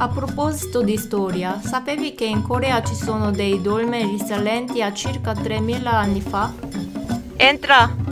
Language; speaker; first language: Italian; non-native, fluent; Korean